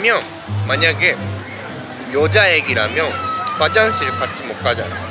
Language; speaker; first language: Korean; non-native, fluent; Spanish